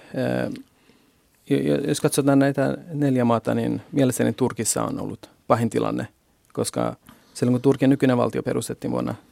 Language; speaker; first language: Finnish; non-native, fluent; Kurdish